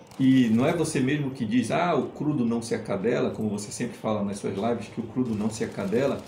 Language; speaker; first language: Portuguese; native; Portuguese